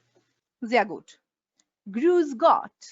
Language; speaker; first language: German; non-native, fluent; Bangla